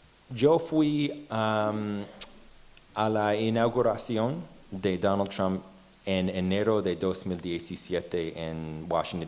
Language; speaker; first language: Spanish; non-native, fluent; English